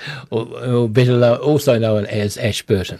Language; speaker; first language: English; native; English